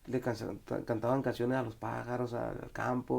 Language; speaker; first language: Spanish; native; Spanish